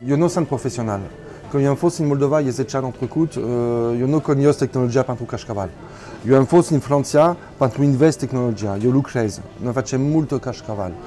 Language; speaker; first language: Romanian; non-native, learner; French